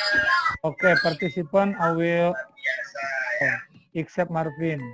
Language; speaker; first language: English; non-native, learner; Indonesian